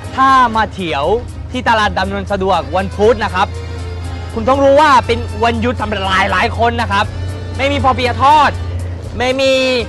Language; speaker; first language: Thai; early bilingual, other home language; Spanish